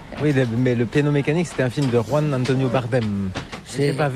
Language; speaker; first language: French; native; French